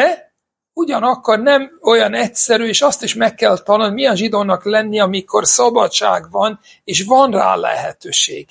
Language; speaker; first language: Hungarian; non-native, fluent; English